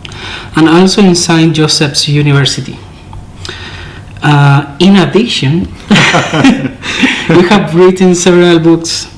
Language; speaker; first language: English; non-native, fluent; Spanish